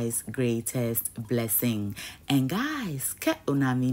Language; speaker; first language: English; non-native, local second language; Ga